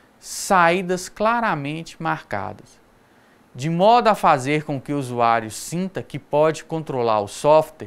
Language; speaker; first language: Portuguese; native; Portuguese